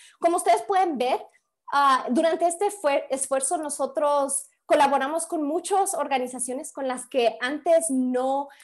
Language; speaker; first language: Spanish; early bilingual, heritage; Spanish